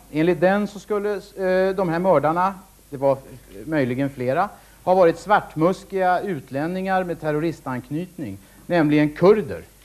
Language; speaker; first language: Swedish; native; Swedish